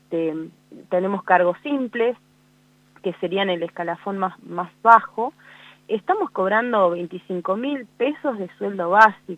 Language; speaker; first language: Spanish; native; Spanish